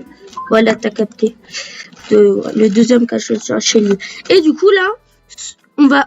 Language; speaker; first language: French; native; French